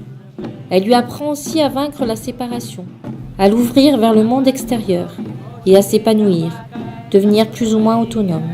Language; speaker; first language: French; native; French